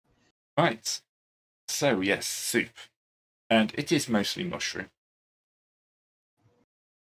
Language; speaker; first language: English; native; English